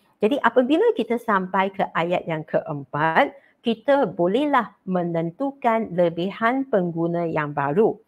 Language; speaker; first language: Malay; non-native, local second language; Chinese